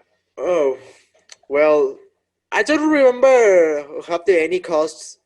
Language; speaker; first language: English; non-native, learner; Spanish